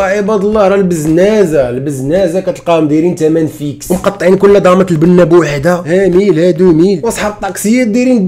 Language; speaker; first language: Arabic; native; Arabic